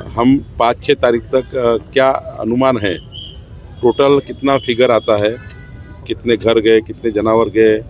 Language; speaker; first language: Hindi; non-native, local second language; Marathi